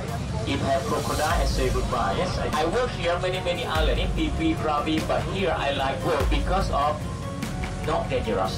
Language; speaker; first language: English; non-native, learner; Thai